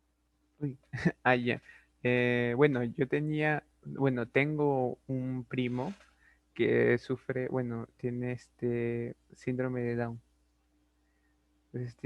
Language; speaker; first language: Spanish; native; Spanish